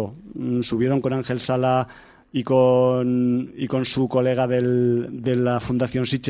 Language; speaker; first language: Spanish; native; Spanish